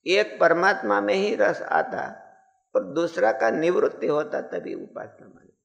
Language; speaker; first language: Hindi; non-native, local second language; Gujarati